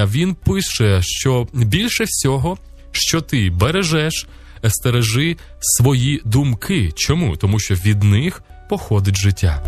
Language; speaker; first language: Ukrainian; native; Ukrainian